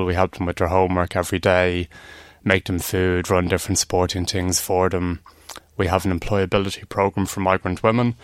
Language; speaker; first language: English; native; English